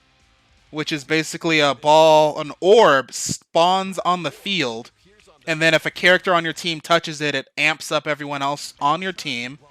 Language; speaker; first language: English; native; English